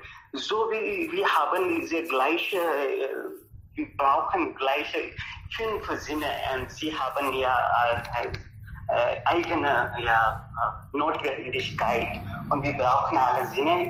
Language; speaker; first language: German; non-native, learner; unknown